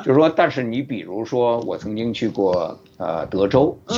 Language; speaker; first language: Chinese; native; Chinese